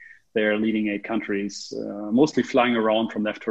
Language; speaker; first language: English; non-native, fluent; German